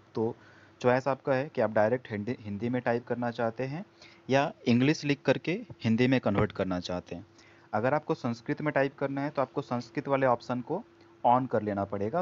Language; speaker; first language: Hindi; native; Hindi